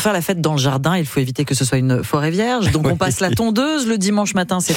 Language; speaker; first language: French; native; French